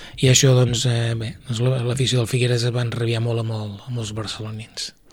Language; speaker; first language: Catalan; native; Catalan